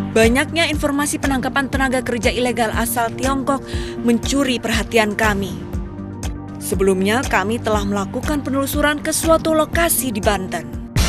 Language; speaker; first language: Indonesian; native; Indonesian